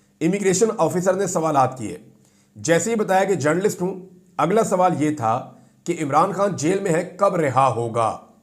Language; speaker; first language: Urdu; non-native, local second language; Punjabi